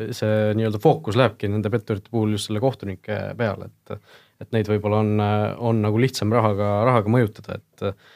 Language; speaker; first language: Estonian; native; Estonian